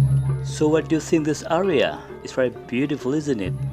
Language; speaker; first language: English; non-native, learner; Indonesian